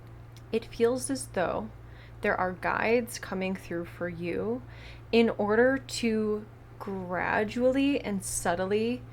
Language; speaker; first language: English; native; English